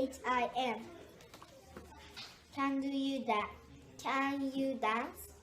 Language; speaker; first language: English; non-native, learner; Japanese